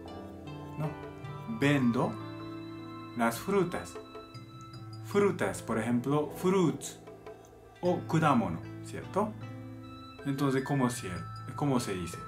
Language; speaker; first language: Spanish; non-native, fluent; Japanese